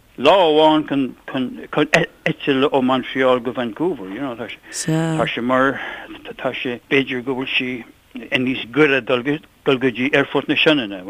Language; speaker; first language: Irish; non-native, local second language; English